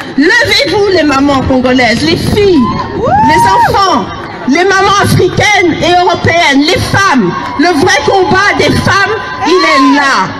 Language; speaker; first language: French; early bilingual, other home language; Lingala